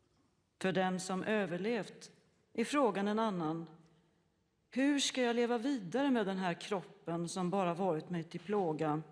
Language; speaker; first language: Swedish; native; Swedish